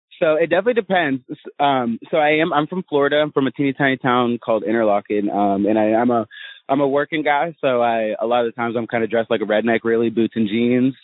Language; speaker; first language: English; native; English